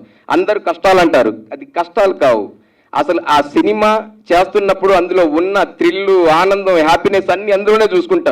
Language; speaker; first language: Telugu; native; Telugu